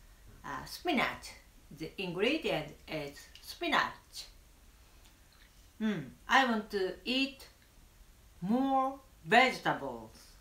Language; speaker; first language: English; non-native, learner; Japanese